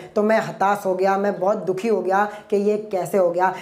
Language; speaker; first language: Hindi; non-native, local second language; Gujarati